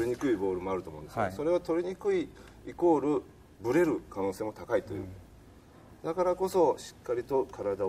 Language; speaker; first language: Japanese; native; Japanese